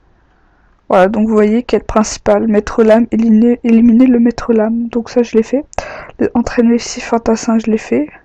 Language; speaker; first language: French; native; French